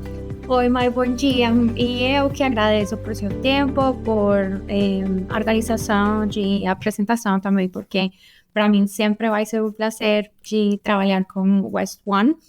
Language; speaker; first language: Portuguese; non-native, fluent; Spanish